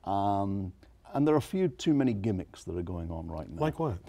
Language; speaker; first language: English; native; English